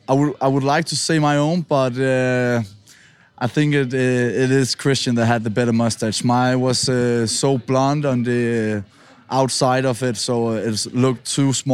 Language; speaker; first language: English; non-native, fluent; Danish